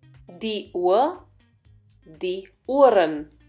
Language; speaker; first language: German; non-native, fluent; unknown